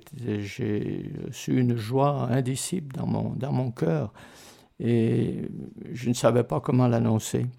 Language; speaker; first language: French; native; French